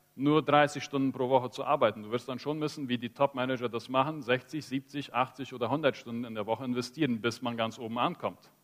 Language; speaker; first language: German; early bilingual, heritage; Spanish